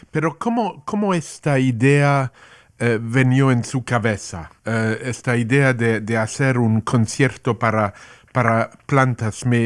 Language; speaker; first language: Spanish; non-native, learner; English